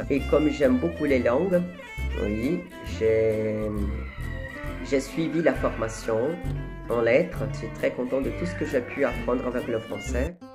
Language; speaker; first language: French; non-native, fluent; Portuguese